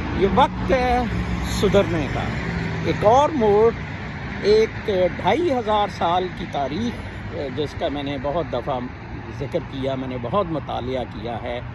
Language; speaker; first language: Urdu; non-native, local second language; Punjabi